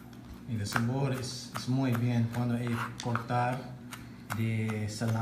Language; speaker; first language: Spanish; non-native, learner; English